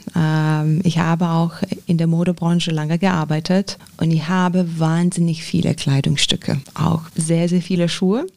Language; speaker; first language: German; non-native, fluent; Lithuanian